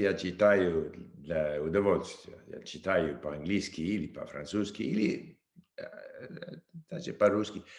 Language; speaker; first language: Russian; non-native, learner; English